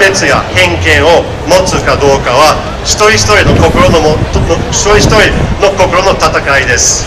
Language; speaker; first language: Japanese; non-native, fluent; English